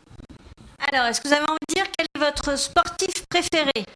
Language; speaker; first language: French; native; French